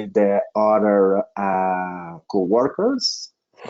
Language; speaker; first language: English; non-native, local second language; Spanish